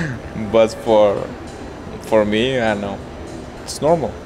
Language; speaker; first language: English; non-native, fluent; Lithuanian